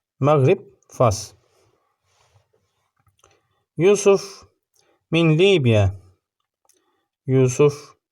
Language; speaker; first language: Arabic; non-native, learner; Turkish